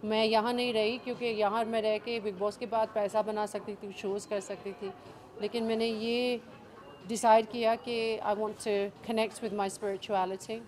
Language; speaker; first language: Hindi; early bilingual, heritage; English